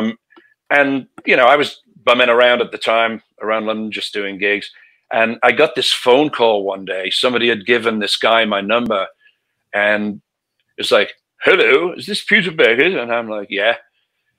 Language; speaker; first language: English; native; English